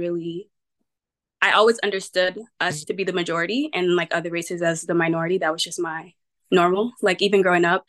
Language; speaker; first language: English; native; English